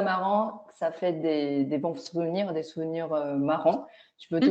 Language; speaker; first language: French; non-native, fluent; Chinese